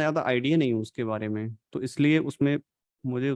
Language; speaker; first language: Hindi; native; Hindi